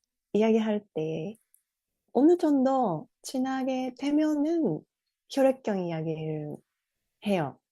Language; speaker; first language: Korean; non-native, fluent; Japanese